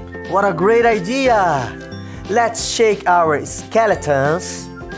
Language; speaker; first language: English; non-native, fluent; Portuguese